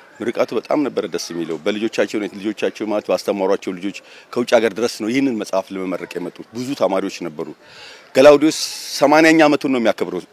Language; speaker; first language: Amharic; native; Amharic